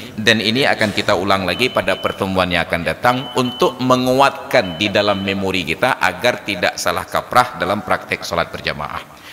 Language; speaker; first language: Malay; non-native, local second language; Achinese